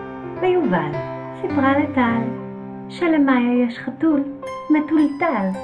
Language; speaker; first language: Hebrew; native; Hebrew